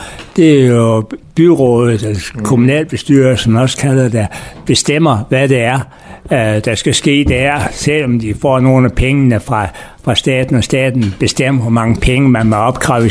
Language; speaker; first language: Danish; native; Danish